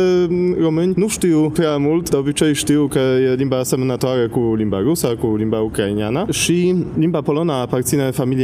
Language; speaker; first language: Romanian; non-native, fluent; Polish